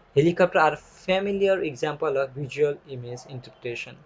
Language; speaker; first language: English; non-native, local second language; Nepali